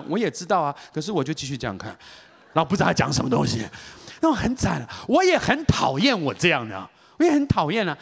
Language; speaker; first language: Chinese; native; Chinese